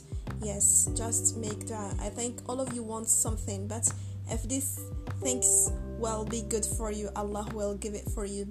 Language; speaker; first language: English; non-native, learner; Arabic